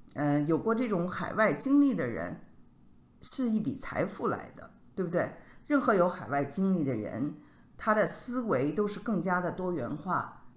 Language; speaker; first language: Chinese; native; Chinese